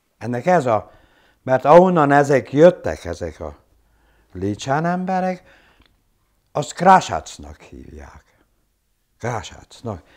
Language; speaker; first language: Hungarian; non-native, local second language; German